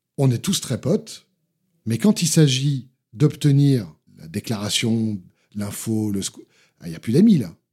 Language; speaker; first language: French; native; French